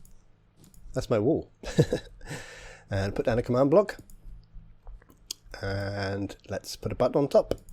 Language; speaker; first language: English; native; English